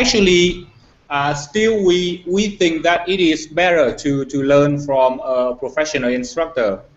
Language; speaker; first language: English; non-native, fluent; Vietnamese